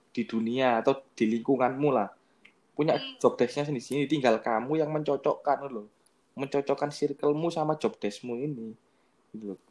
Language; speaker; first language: Indonesian; native; Indonesian